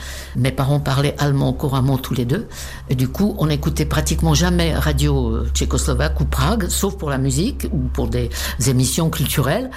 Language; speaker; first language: French; non-native, fluent; Czech